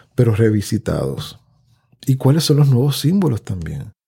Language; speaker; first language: Spanish; native; Spanish